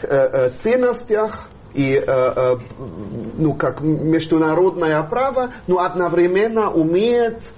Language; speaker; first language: Russian; non-native, fluent; German